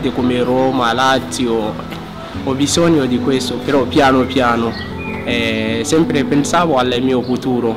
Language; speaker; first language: Italian; non-native, learner; Hausa